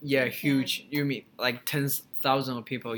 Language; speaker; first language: English; non-native, learner; Chinese